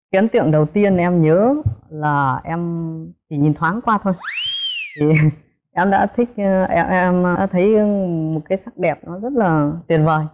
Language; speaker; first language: Vietnamese; early bilingual, heritage; Vietnamese